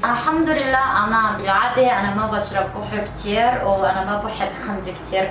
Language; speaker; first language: Arabic; non-native, learner; Korean